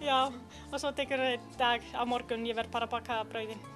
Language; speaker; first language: Icelandic; non-native, learner; Italian